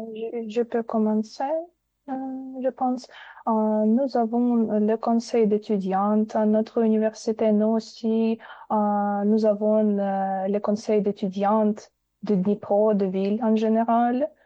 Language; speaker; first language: French; non-native, fluent; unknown